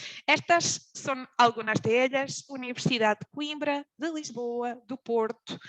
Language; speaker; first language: Spanish; non-native, fluent; Portuguese